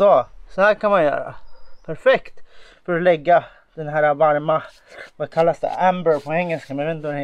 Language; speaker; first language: Swedish; non-native, fluent; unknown